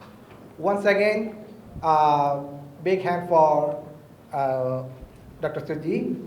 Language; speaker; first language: English; non-native, fluent; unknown